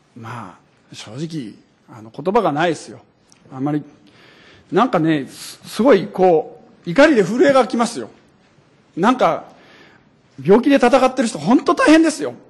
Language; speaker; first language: Japanese; native; Japanese